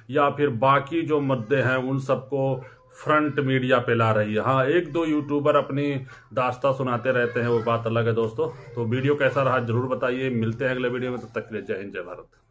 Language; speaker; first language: Hindi; native; Hindi